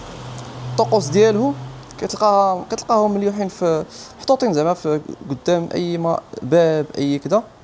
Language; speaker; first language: Arabic; native; Arabic